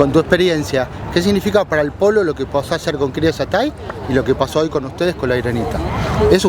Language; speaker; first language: Spanish; native; Spanish